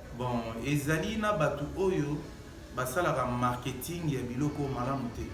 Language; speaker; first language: Lingala; non-native, local second language; Kituba (Democratic Republic of Congo)